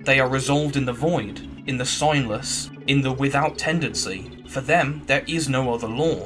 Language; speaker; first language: English; native; English